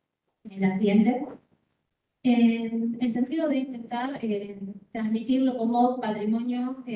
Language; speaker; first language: Spanish; native; Spanish